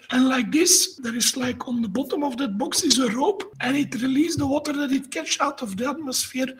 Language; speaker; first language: English; non-native, fluent; Dutch